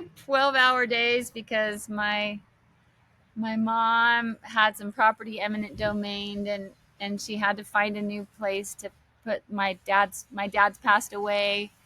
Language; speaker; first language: English; native; English